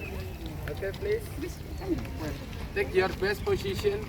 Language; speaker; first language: English; non-native, learner; Indonesian